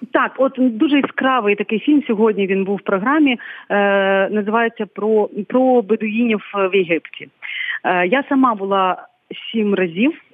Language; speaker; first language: Ukrainian; non-native, local second language; Bulgarian